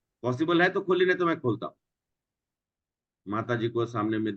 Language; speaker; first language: Hindi; native; Hindi